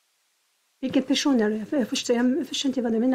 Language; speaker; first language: Swedish; non-native, learner; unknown